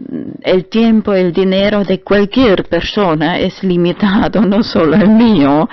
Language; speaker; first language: Spanish; non-native, learner; German